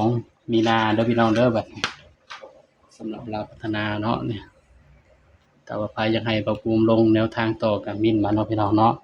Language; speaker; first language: Thai; non-native, local second language; Lao